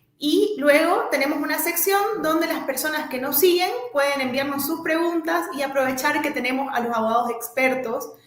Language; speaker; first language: Spanish; native; Spanish